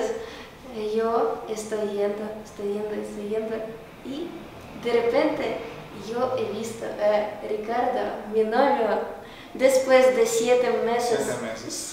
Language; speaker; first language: Spanish; non-native, learner; Ukrainian